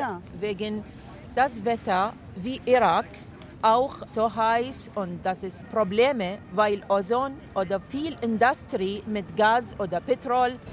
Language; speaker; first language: German; non-native, learner; Arabic